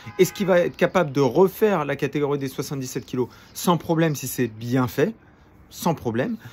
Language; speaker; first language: French; native; French